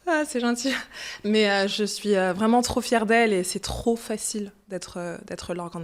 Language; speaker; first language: French; early bilingual, other home language; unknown